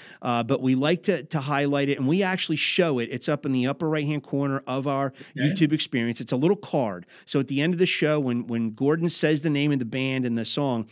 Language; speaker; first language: English; native; English